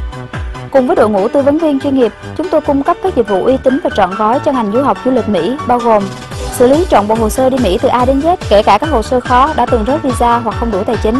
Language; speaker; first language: Vietnamese; native; Vietnamese